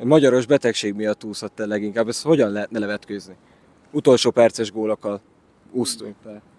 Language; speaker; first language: Hungarian; native; Hungarian